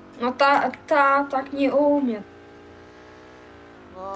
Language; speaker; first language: Polish; native; Polish